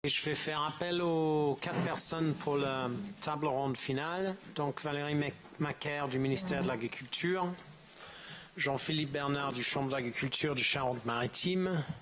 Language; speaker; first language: French; native; French